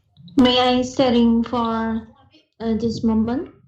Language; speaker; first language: English; non-native, learner; Indonesian